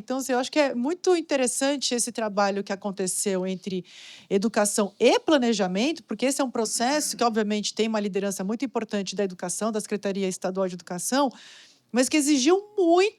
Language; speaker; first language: Portuguese; native; Portuguese